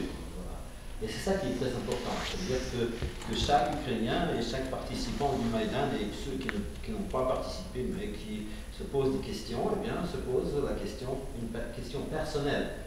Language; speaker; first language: French; non-native, fluent; Ukrainian